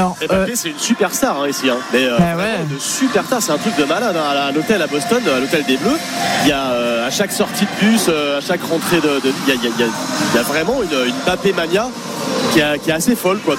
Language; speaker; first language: French; native; French